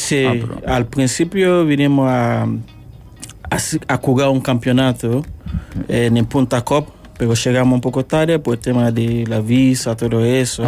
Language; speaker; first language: Spanish; non-native, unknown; Yoruba